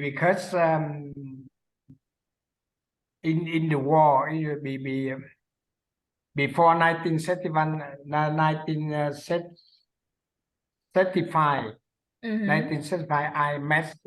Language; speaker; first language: English; non-native, learner; Vietnamese